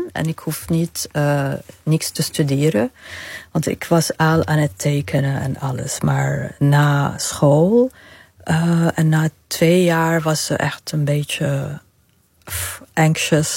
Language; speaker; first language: Dutch; non-native, fluent; Arabic